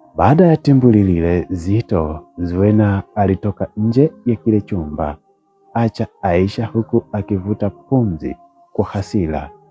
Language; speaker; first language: Swahili; native; Swahili